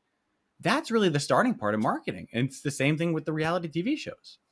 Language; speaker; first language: English; native; English